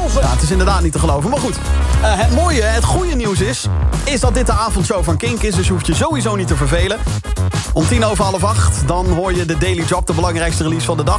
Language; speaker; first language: Dutch; native; Dutch